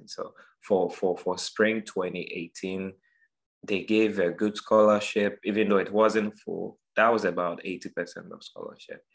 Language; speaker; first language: English; non-native, local second language; Akan